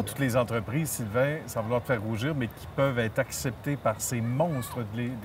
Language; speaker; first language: French; native; French